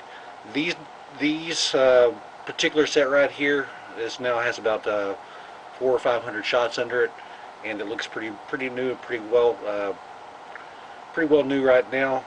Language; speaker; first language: English; native; English